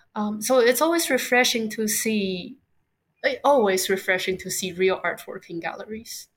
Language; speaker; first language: English; non-native, fluent; Chinese